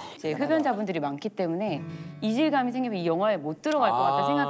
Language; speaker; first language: Korean; native; Korean